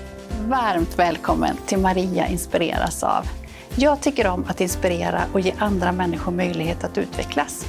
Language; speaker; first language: Swedish; native; Swedish